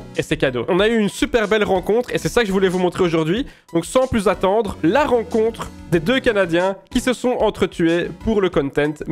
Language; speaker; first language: French; native; French